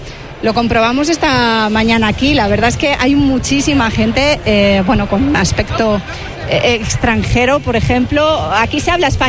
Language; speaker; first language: Spanish; native; Spanish